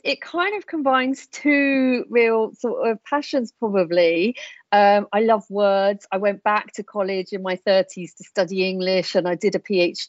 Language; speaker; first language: English; native; English